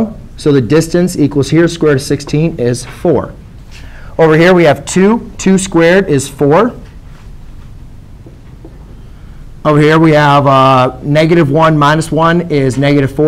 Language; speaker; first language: English; native; English